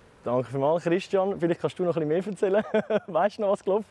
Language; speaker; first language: German; native; German